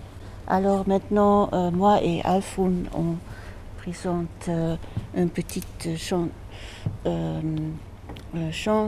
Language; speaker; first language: French; non-native, fluent; Dutch